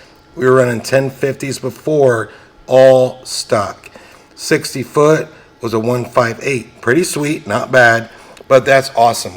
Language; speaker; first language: English; native; English